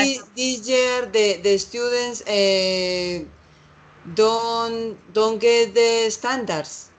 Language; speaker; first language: English; non-native, learner; Spanish